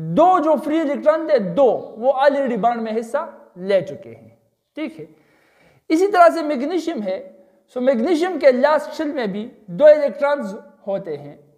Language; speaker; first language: Urdu; non-native, local second language; Pashto